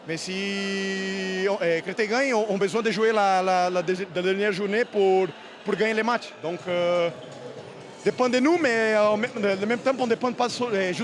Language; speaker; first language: French; non-native, learner; Portuguese